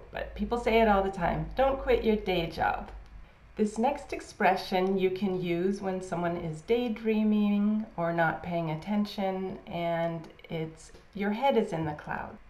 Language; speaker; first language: English; native; English